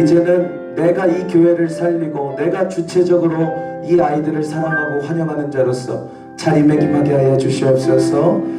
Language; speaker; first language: Korean; native; Korean